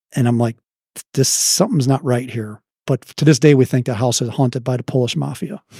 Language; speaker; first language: English; native; English